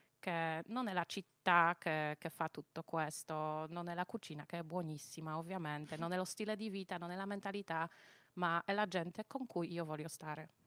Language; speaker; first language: Italian; non-native, fluent; Polish